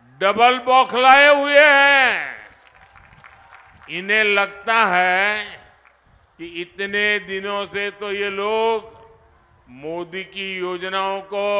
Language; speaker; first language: Hindi; non-native, local second language; Gujarati